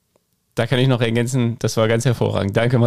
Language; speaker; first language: German; native; German